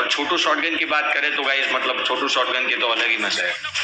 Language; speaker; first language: Hindi; native; Hindi